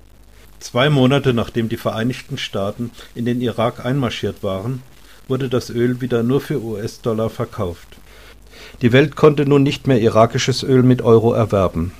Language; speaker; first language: German; native; German